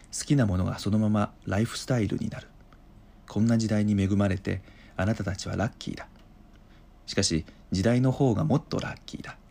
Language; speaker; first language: Japanese; non-native, fluent; Chinese